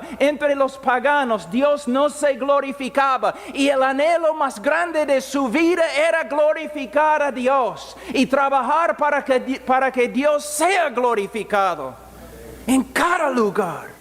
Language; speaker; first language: Spanish; non-native, fluent; English